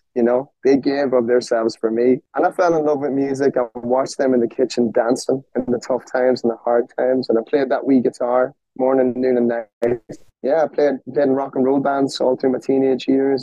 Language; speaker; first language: English; native; English